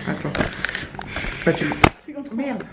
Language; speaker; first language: French; native; French